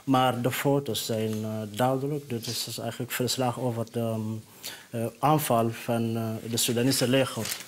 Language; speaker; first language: Dutch; non-native, fluent; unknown